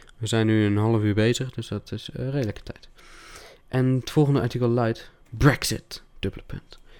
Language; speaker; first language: Dutch; native; Dutch